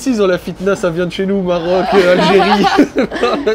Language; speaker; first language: French; native; French